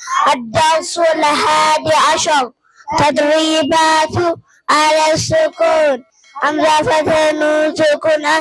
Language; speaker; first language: Arabic; non-native, learner; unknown